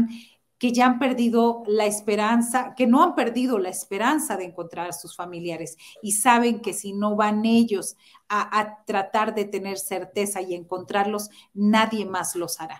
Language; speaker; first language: Spanish; native; Spanish